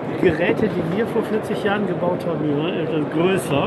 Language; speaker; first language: German; native; German